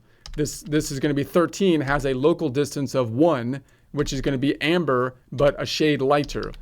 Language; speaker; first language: English; native; English